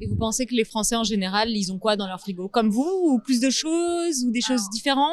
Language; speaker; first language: French; native; French